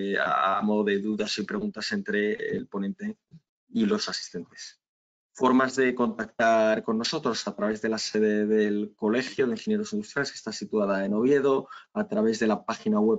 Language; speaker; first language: Spanish; native; Spanish